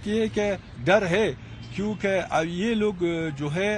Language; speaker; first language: Hindi; non-native, learner; Persian